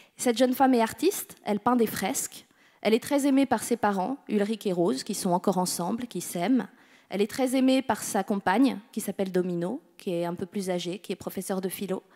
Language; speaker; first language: French; native; French